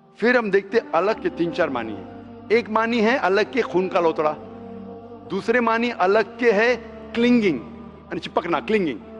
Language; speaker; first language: Hindi; non-native, local second language; Konkani